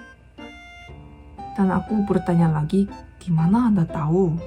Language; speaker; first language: Indonesian; non-native, fluent; Korean